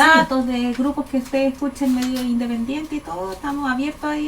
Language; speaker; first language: Spanish; native; Spanish